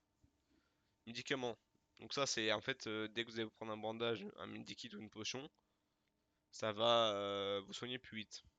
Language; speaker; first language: French; native; French